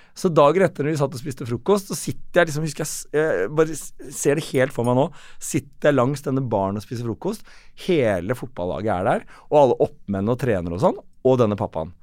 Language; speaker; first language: Norwegian; native; Norwegian